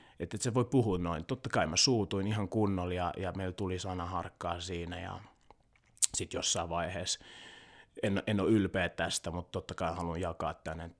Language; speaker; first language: Finnish; early bilingual, other home language; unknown